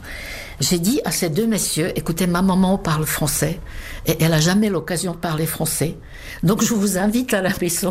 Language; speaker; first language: French; non-native, fluent; Czech